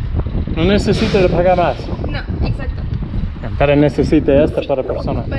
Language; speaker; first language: Spanish; non-native, learner; English